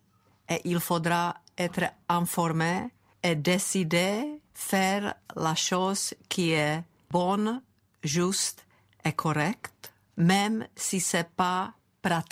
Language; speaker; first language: French; non-native, fluent; Czech